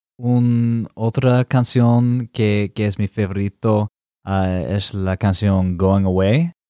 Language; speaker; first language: Spanish; non-native, learner; English